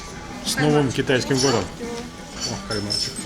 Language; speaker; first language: Russian; native; Russian